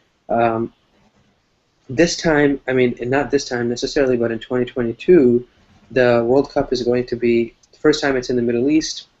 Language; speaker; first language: English; non-native, fluent; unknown